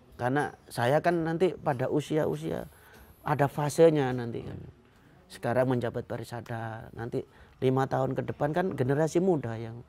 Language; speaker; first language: Indonesian; non-native, local second language; Madurese